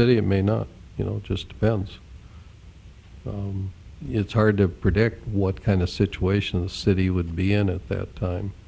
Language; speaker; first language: English; native; English